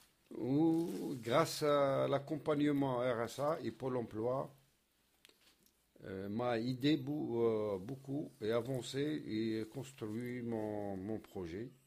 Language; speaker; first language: French; non-native, learner; Arabic